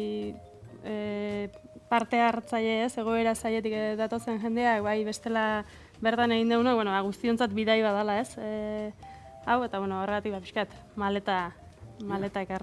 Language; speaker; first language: Basque; native; Basque